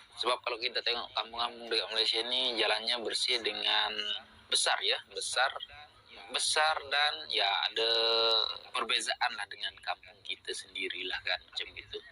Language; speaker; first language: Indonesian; native; Indonesian